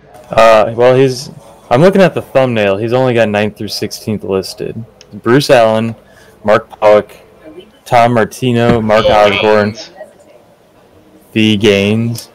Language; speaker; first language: English; native; English